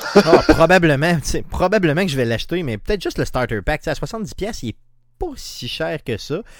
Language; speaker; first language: French; native; French